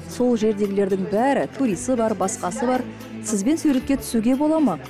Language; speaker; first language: Kazakh; early bilingual, other home language; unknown